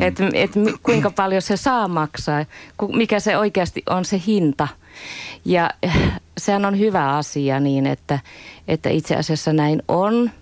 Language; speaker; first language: Finnish; native; Finnish